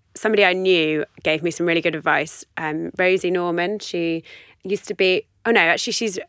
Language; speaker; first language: English; native; English